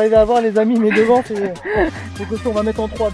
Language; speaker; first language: French; native; French